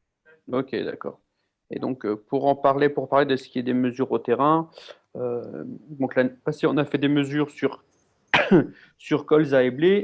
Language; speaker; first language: French; native; French